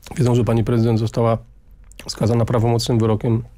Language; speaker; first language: Polish; native; Polish